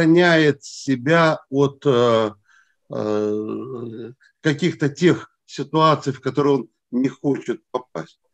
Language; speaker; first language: Russian; native; Russian